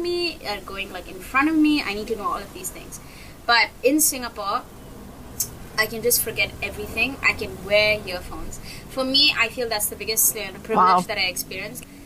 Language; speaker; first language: English; native; English